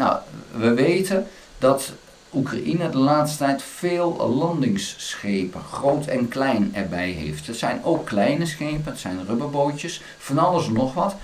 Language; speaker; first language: Dutch; native; Dutch